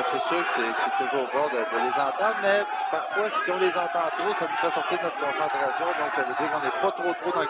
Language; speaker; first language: French; native; French